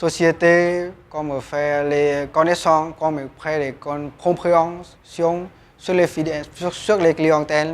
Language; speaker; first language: French; non-native, learner; Vietnamese